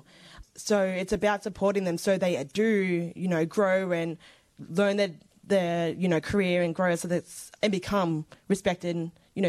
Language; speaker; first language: English; native; English